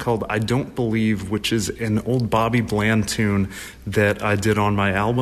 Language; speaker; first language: English; native; English